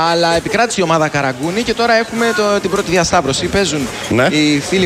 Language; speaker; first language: Greek; native; Greek